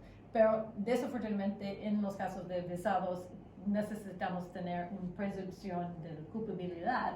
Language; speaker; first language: Spanish; non-native, fluent; English